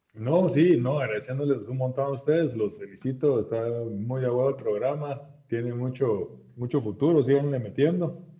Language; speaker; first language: Spanish; native; Spanish